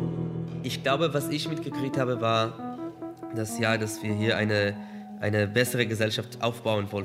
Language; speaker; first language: German; non-native, fluent; Hebrew